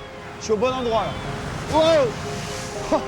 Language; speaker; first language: French; native; French